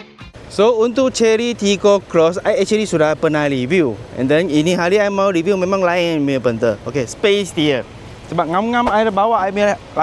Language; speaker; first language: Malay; non-native, local second language; Chinese